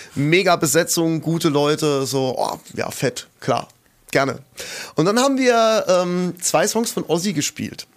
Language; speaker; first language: German; native; German